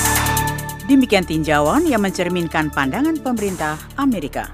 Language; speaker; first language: Indonesian; native; Indonesian